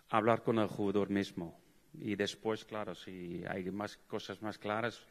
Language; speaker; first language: Spanish; non-native, fluent; Dutch